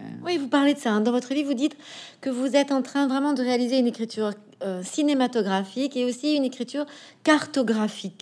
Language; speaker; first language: French; native; French